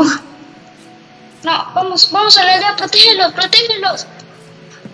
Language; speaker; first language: Spanish; native; Spanish